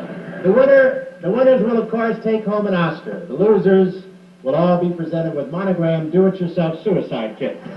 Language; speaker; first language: English; native; English